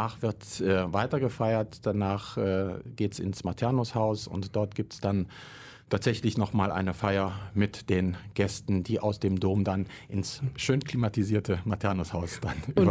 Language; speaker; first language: German; native; German